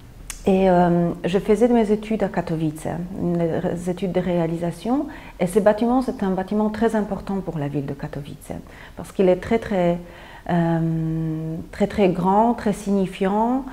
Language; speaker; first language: French; non-native, fluent; Polish